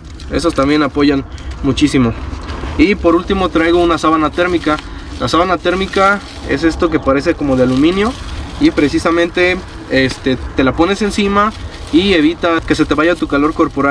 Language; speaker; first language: Spanish; native; Spanish